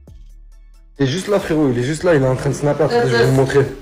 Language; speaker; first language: French; native; French